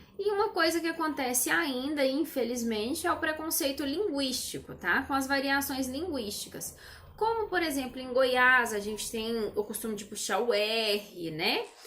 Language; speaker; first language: Portuguese; native; Portuguese